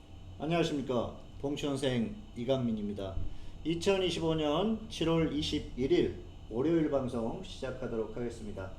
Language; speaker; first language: Korean; native; Korean